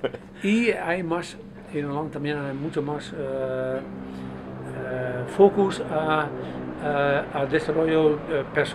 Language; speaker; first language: Spanish; non-native, fluent; Dutch